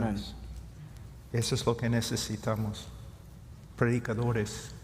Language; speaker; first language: Spanish; non-native, fluent; English